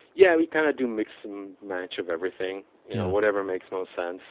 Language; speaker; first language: English; non-native, fluent; Czech